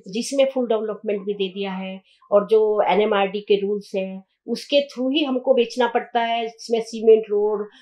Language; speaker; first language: Hindi; native; Hindi